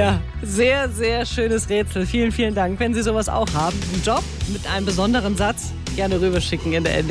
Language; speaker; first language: German; native; German